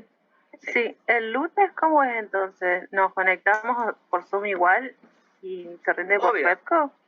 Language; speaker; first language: Spanish; native; Spanish